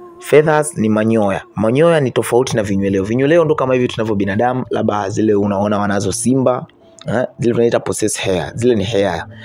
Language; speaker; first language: Swahili; native; Swahili